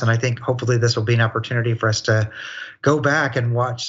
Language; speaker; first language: English; native; English